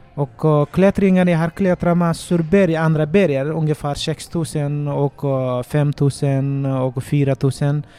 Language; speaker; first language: Swedish; non-native, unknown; Nepali